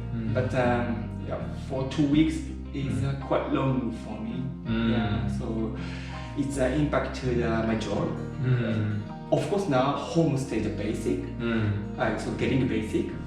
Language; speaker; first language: English; non-native, learner; Japanese